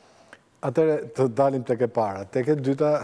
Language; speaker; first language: Albanian; native; Albanian